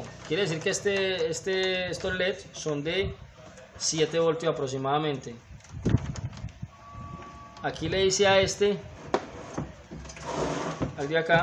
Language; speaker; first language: Spanish; native; Spanish